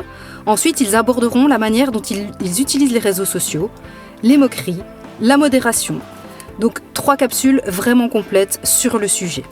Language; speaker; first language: French; native; French